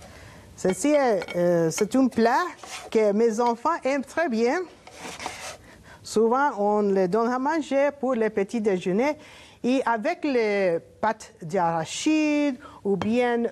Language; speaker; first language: French; non-native, learner; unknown